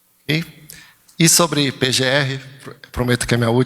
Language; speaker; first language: Portuguese; native; Portuguese